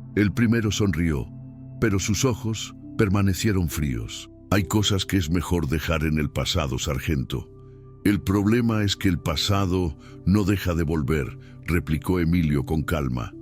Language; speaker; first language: Spanish; native; Spanish